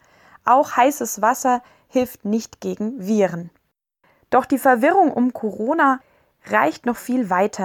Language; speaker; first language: German; native; German